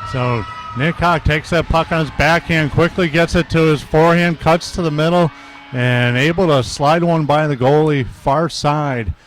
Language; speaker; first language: English; native; English